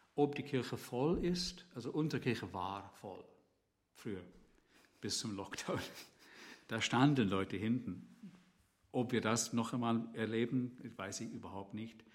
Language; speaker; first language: German; non-native, fluent; English